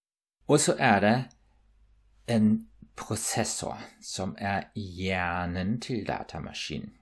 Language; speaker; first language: Norwegian; non-native, fluent; German